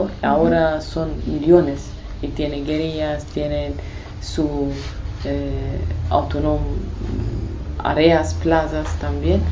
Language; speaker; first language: Spanish; non-native, learner; Kurdish